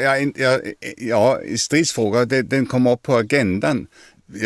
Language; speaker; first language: Swedish; non-native, fluent; French